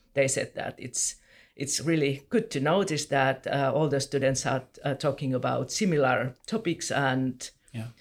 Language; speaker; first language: English; non-native, fluent; Finnish